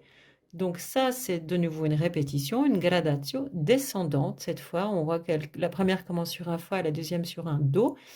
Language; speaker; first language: French; native; French